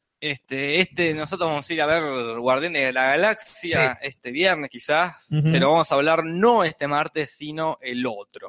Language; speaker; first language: Spanish; native; Spanish